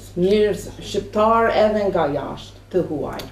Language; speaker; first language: Albanian; non-native, learner; English